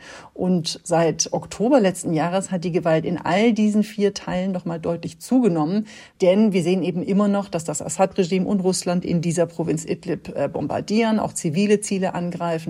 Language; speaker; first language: German; native; German